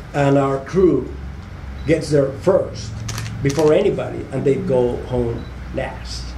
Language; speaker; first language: English; non-native, fluent; Spanish